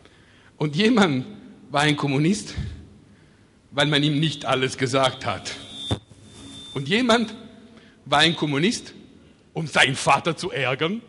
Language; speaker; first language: German; non-native, fluent; Italian